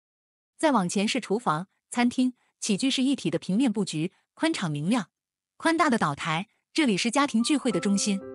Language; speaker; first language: Chinese; native; Chinese